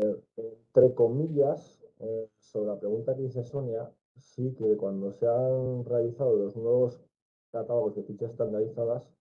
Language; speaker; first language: Spanish; native; Spanish